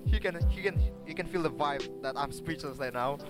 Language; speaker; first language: English; non-native, learner; Indonesian